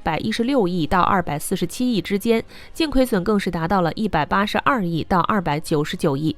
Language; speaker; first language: Chinese; native; Chinese